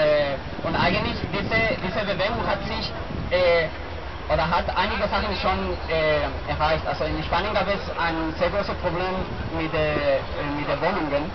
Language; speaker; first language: German; non-native, learner; Spanish